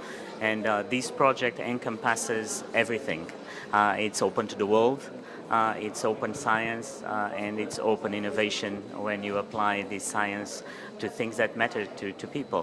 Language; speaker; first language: English; non-native, fluent; Portuguese